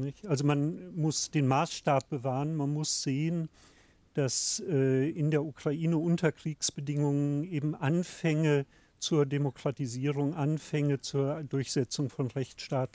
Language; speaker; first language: German; native; German